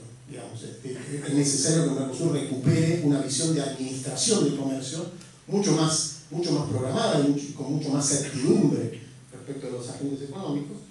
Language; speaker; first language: Spanish; native; Spanish